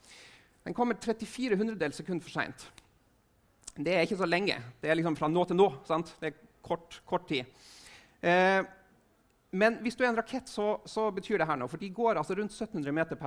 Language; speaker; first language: Norwegian; native; Norwegian